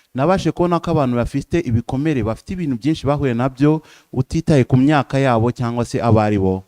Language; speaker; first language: Kinyarwanda; native; Kinyarwanda